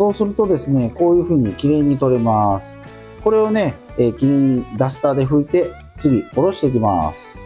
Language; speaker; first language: Japanese; native; Japanese